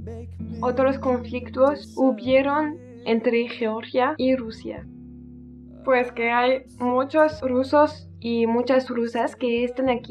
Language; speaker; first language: Spanish; non-native, learner; French